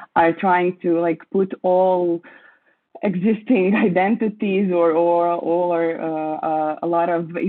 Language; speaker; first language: English; non-native, fluent; Croatian